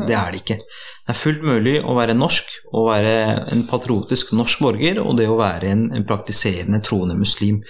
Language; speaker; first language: Norwegian; early bilingual, other home language; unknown